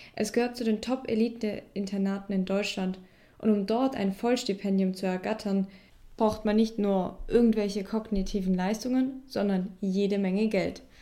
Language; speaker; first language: German; native; German